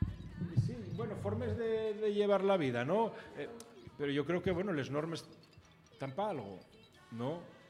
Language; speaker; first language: Spanish; native; Spanish